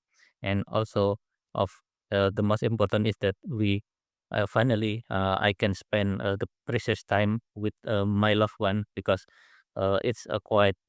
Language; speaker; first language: English; non-native, learner; Indonesian